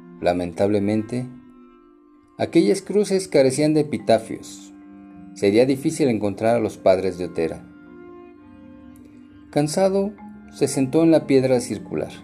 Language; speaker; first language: Spanish; native; Spanish